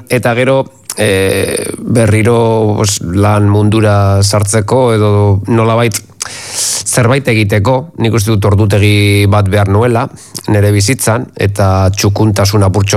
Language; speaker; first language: Basque; native; Basque